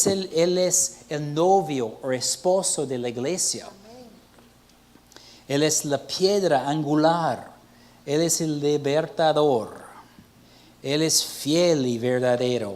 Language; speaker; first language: Spanish; non-native, fluent; English